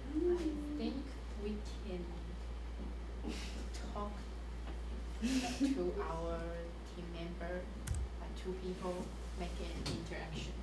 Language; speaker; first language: English; non-native, learner; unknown